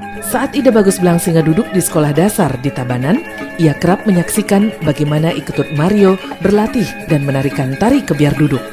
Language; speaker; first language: Indonesian; native; Indonesian